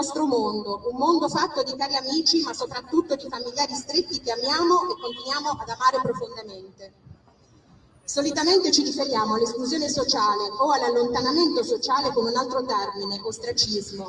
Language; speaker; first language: Italian; native; Italian